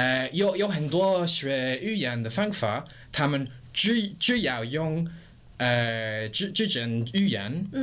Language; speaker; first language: Chinese; non-native, learner; English